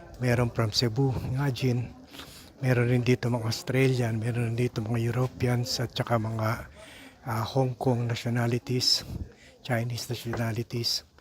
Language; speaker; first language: Filipino; native; Filipino